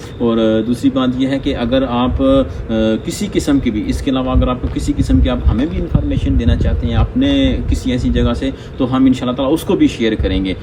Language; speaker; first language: Urdu; native; Urdu